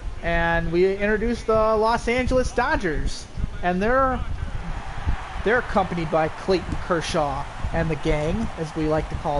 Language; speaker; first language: English; native; English